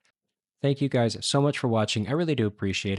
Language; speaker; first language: English; native; English